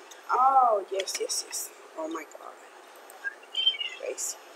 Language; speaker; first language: English; non-native, fluent; Spanish